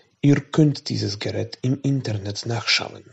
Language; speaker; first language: German; non-native, fluent; Polish